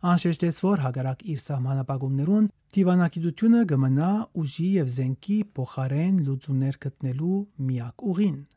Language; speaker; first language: Armenian; early bilingual, heritage; Armenian